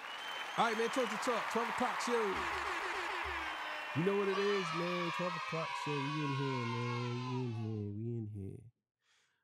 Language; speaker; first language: English; native; English